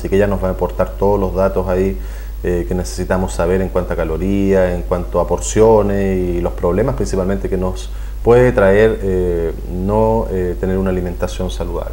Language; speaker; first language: Spanish; native; Spanish